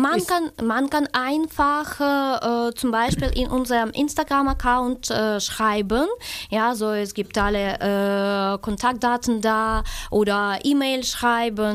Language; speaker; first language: German; non-native, fluent; Ukrainian